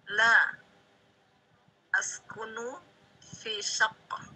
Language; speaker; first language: Arabic; non-native, learner; Indonesian